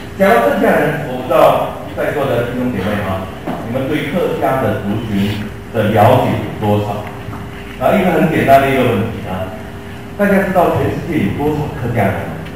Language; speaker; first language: Chinese; non-native, local second language; Hakka Chinese